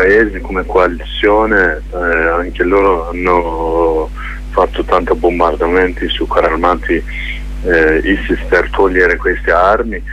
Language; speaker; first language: Italian; non-native, learner; Kurdish